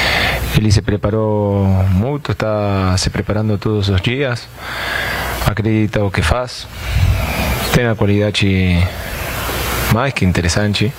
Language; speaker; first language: Portuguese; non-native, fluent; Spanish